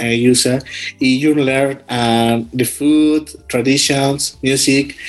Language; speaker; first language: English; non-native, learner; Spanish